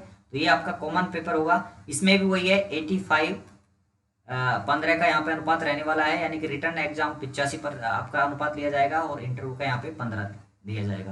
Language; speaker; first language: Hindi; native; Hindi